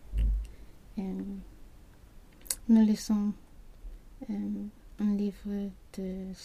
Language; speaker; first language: French; non-native, learner; Swedish